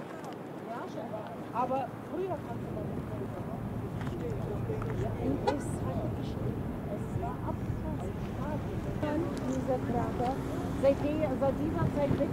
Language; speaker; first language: German; non-native, learner; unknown